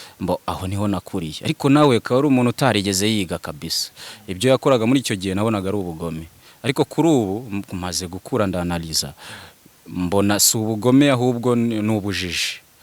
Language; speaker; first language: Kinyarwanda; early bilingual, other home language; Swahili